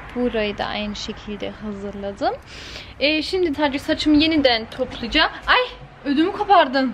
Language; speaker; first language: Turkish; early bilingual, heritage; Turkish